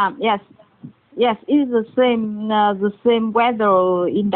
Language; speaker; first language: English; non-native, learner; Vietnamese